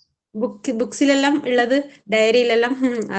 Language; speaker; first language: Malayalam; native; Malayalam